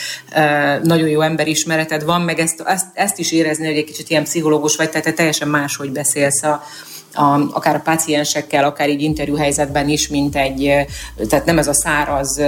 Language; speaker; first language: Hungarian; native; Hungarian